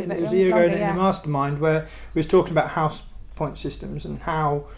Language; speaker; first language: English; native; English